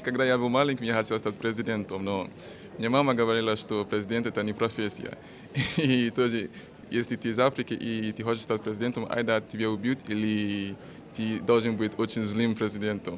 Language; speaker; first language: Russian; non-native, fluent; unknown